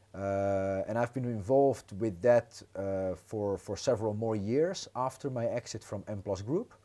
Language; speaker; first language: English; non-native, fluent; Dutch